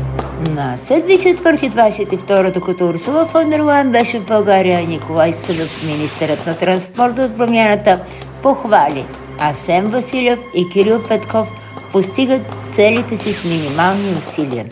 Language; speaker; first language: Bulgarian; native; Bulgarian